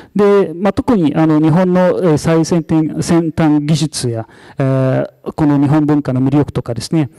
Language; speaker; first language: Japanese; non-native, fluent; Arabic